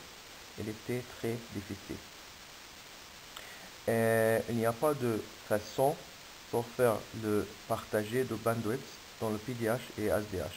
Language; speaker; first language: French; non-native, fluent; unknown